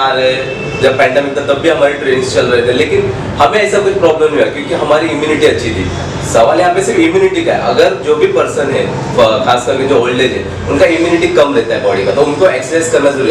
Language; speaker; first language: Hindi; native; Hindi